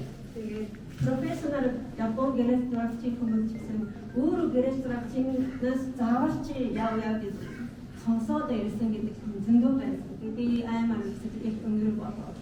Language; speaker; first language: Mongolian; non-native, learner; Japanese